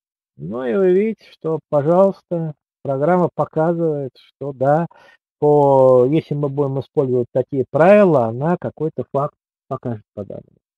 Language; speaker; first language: Russian; native; Russian